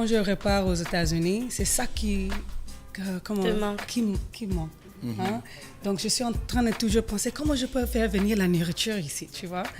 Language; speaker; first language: French; early bilingual, heritage; French